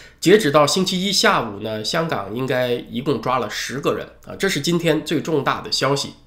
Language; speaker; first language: Chinese; native; Chinese